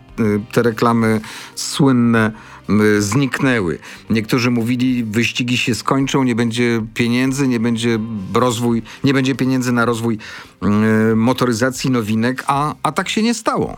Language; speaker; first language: Polish; native; Polish